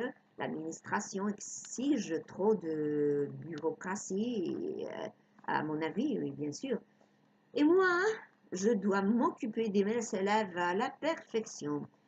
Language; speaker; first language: French; non-native, fluent; Spanish